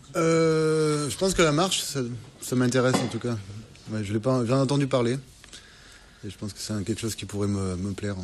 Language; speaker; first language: French; non-native, fluent; German